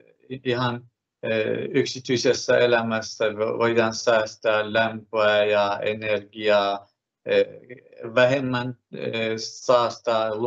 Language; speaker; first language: Finnish; non-native, fluent; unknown